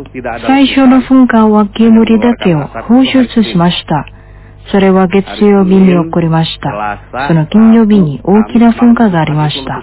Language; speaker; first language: Japanese; non-native, fluent; Indonesian